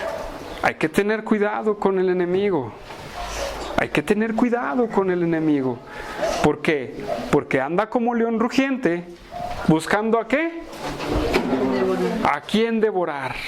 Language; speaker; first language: Spanish; native; Spanish